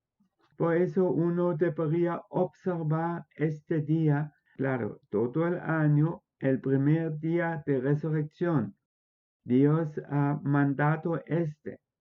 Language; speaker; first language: Spanish; non-native, fluent; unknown